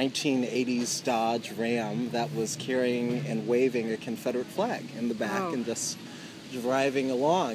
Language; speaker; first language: English; native; English